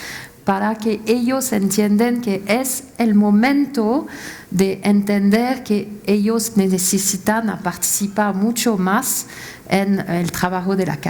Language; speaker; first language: Spanish; non-native, fluent; French